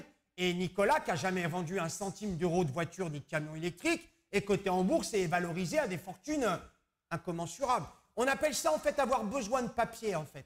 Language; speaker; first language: French; native; French